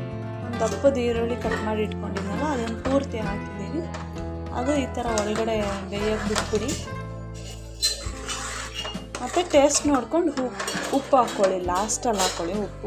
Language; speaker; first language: Kannada; native; Kannada